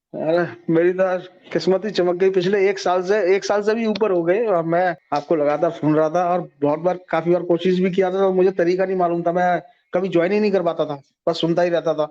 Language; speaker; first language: Hindi; non-native, local second language; Bangla